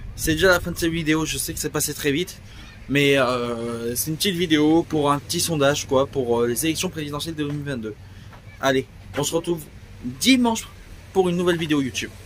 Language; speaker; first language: French; native; French